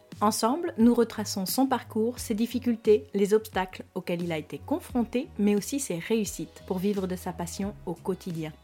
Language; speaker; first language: French; native; French